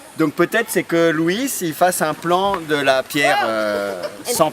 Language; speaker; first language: French; native; French